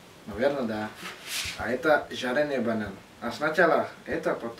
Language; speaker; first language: Russian; non-native, learner; Indonesian